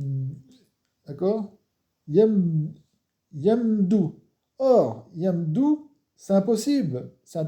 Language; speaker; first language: French; non-native, fluent; Arabic